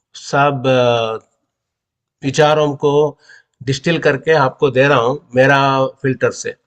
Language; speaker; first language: Hindi; non-native, local second language; Telugu